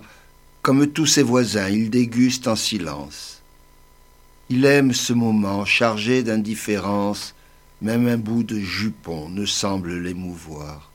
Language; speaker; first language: French; native; French